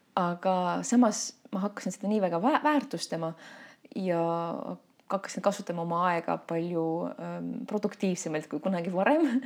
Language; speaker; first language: Estonian; non-native, local second language; Russian